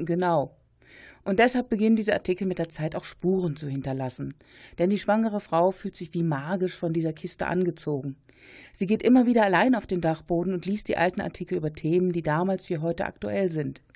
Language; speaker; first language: German; native; German